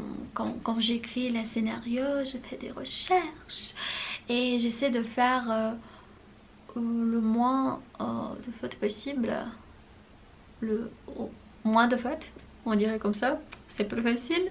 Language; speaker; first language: French; non-native, fluent; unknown